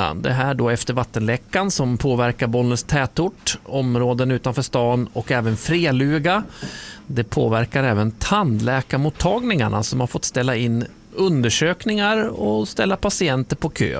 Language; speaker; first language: Swedish; native; Swedish